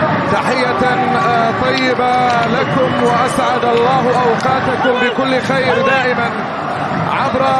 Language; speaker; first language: Arabic; native; Arabic